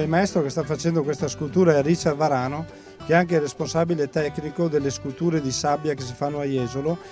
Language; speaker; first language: Italian; native; Italian